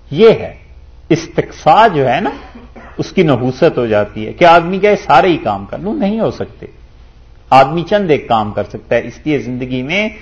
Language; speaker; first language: Urdu; native; Urdu